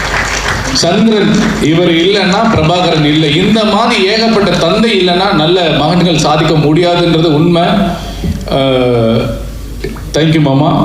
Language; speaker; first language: Tamil; native; Tamil